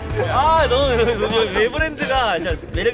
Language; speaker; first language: Korean; native; Korean